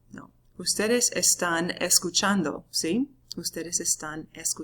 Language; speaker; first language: Spanish; non-native, fluent; English